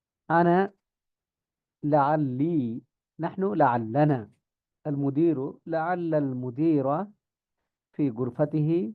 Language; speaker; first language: Arabic; non-native, fluent; Bangla